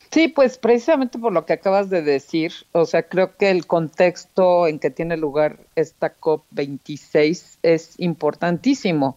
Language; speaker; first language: Spanish; native; Spanish